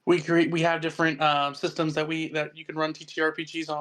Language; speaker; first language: English; native; English